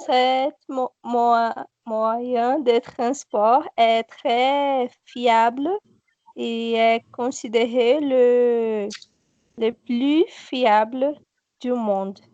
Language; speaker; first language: French; non-native, learner; Portuguese